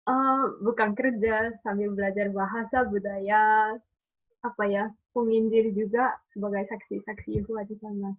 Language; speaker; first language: Indonesian; non-native, fluent; Japanese